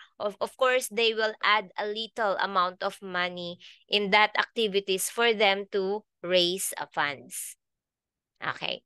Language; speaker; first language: English; non-native, local second language; Filipino